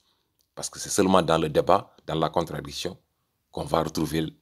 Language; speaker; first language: French; native; French